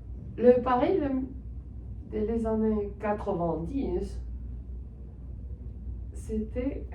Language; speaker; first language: French; non-native, fluent; Spanish